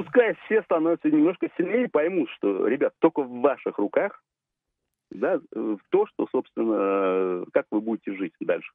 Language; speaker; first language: Russian; native; Russian